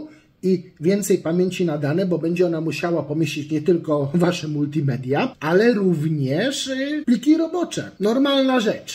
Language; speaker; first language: Polish; native; Polish